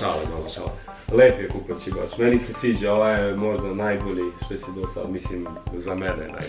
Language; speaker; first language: Bosnian; native; Bosnian